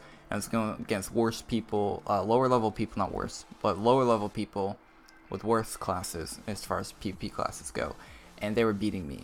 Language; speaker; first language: English; native; English